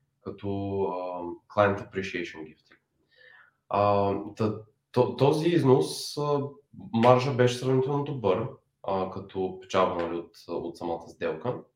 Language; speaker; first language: Bulgarian; native; Bulgarian